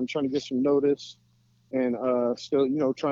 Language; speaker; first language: English; native; English